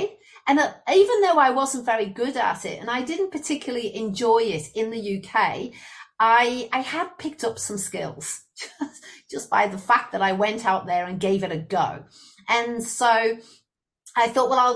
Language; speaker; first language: English; native; English